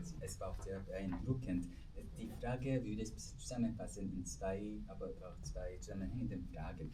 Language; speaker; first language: German; non-native, fluent; Korean